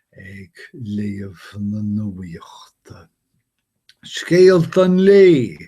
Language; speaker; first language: Irish; non-native, fluent; English